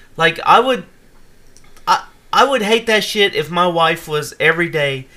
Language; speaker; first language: English; native; English